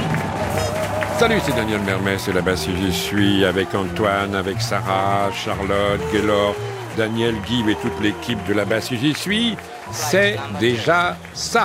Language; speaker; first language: French; native; French